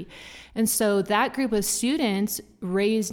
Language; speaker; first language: English; native; English